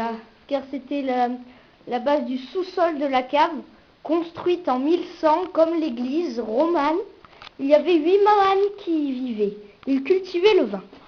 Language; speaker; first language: French; native; French